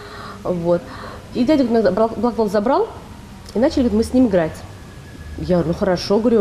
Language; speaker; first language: Russian; native; Russian